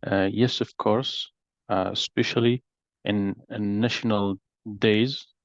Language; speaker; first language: English; non-native, learner; Arabic